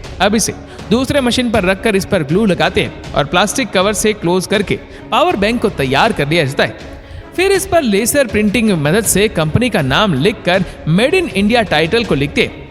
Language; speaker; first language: Hindi; native; Hindi